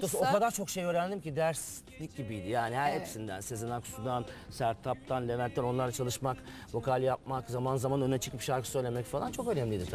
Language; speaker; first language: Turkish; native; Turkish